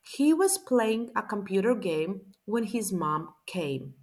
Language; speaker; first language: English; non-native, fluent; Latvian